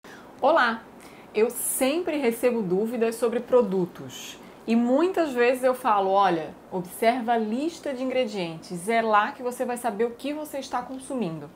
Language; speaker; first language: Portuguese; native; Portuguese